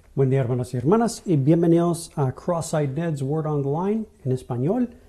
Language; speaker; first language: Spanish; non-native, fluent; English